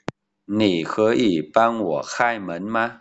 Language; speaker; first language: Chinese; non-native, fluent; Vietnamese